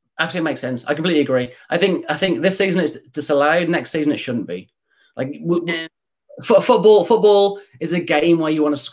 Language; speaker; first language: English; native; English